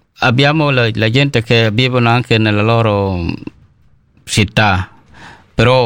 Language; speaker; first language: Italian; non-native, learner; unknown